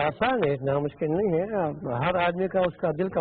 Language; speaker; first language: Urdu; non-native, learner; Arabic